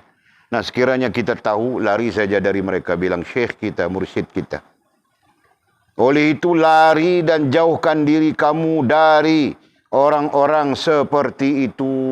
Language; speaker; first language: Malay; native; Malay